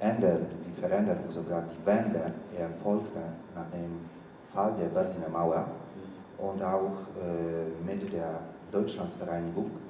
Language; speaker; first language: German; non-native, fluent; Polish